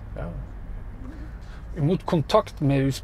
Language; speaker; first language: Dutch; non-native, fluent; Norwegian